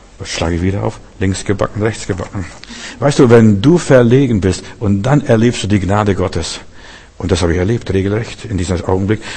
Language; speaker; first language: German; early bilingual, heritage; German